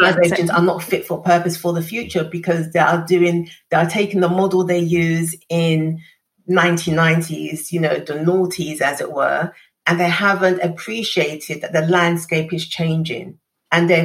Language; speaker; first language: English; native; English